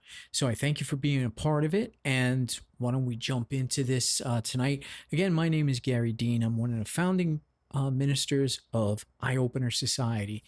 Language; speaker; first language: English; native; English